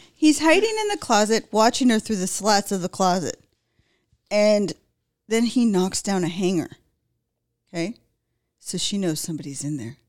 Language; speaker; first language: English; native; English